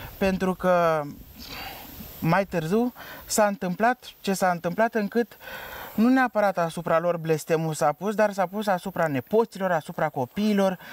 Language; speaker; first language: Romanian; native; Romanian